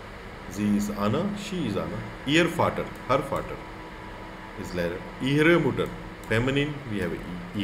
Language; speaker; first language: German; non-native, fluent; Hindi